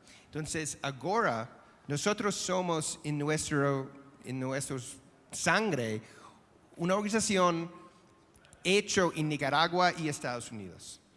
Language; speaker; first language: Spanish; non-native, fluent; English